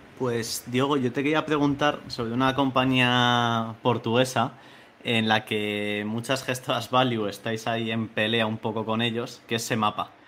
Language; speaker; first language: Spanish; native; Spanish